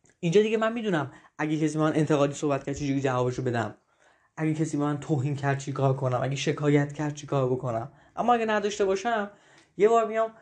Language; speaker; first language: Persian; native; Persian